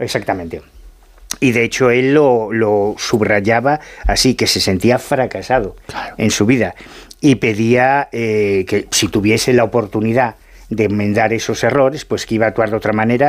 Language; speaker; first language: Spanish; native; Spanish